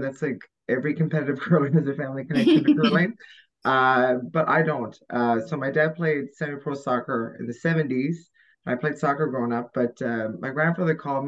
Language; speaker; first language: English; native; English